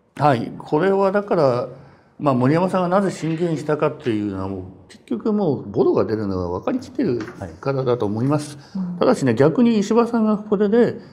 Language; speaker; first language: Japanese; native; Japanese